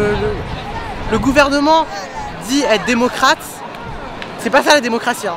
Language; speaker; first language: French; native; French